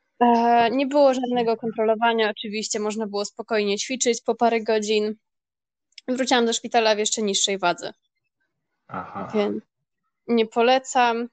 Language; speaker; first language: Polish; early bilingual, heritage; Polish